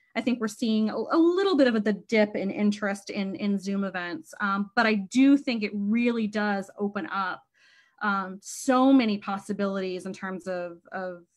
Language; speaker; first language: English; native; English